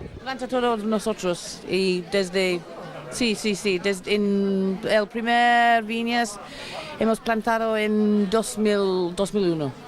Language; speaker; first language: Spanish; non-native, learner; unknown